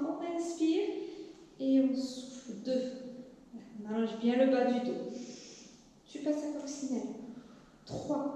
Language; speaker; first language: French; native; French